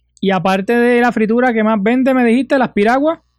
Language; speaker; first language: Spanish; native; Spanish